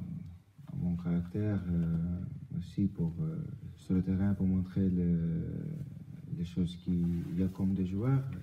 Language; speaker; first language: French; non-native, learner; Albanian